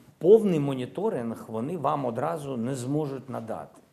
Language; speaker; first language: Ukrainian; non-native, local second language; Russian